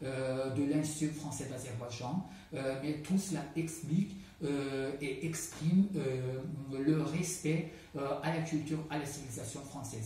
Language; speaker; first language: French; non-native, fluent; Azerbaijani